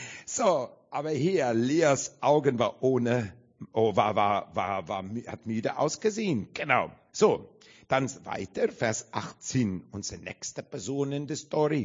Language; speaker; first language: German; non-native, learner; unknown